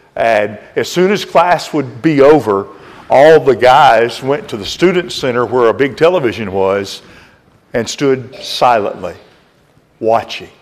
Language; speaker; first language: English; native; English